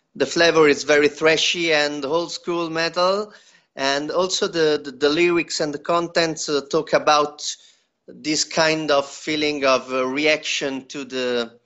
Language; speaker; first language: English; non-native, learner; Italian